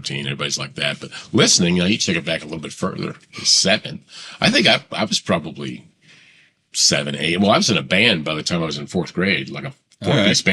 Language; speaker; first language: English; native; English